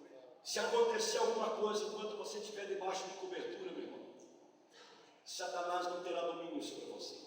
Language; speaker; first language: Portuguese; native; Portuguese